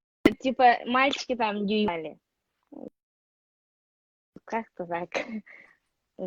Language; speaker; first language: Russian; non-native, local second language; Yakut